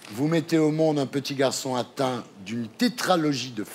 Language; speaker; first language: French; native; French